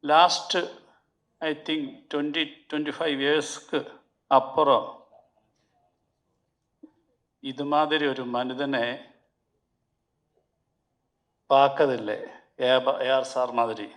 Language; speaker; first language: Tamil; non-native, learner; Malayalam